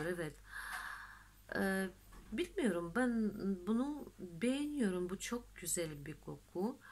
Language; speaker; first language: Turkish; non-native, fluent; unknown